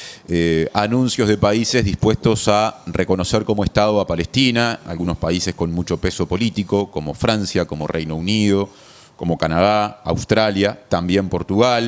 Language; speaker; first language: Spanish; native; Spanish